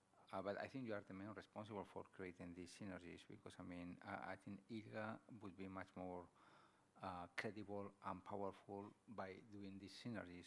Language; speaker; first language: English; non-native, fluent; Spanish